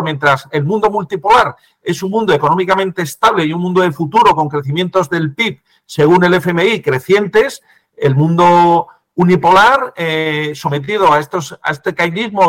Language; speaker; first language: Spanish; native; Spanish